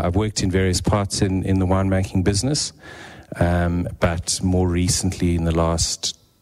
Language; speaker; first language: English; native; English